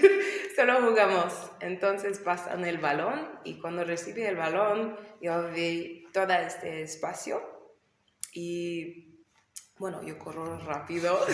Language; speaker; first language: Spanish; non-native, learner; English